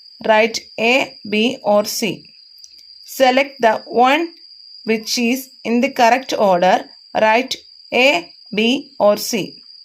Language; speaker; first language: English; non-native, local second language; Malayalam